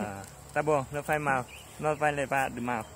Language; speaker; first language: Portuguese; non-native, learner; Vietnamese